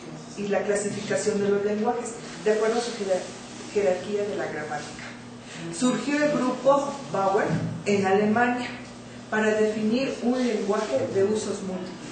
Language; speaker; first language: Spanish; native; Spanish